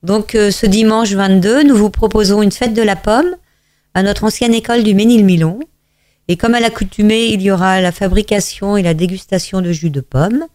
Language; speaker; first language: French; native; French